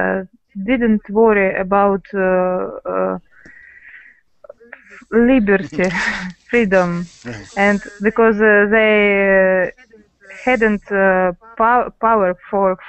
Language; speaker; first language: English; non-native, learner; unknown